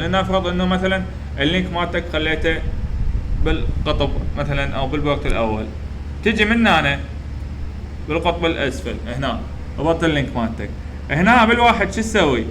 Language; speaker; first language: Arabic; native; Arabic